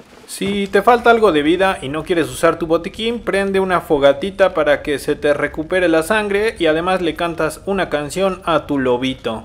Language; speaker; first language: Spanish; native; Spanish